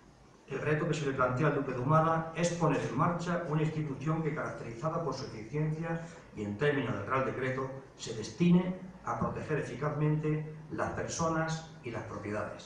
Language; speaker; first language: Spanish; native; Spanish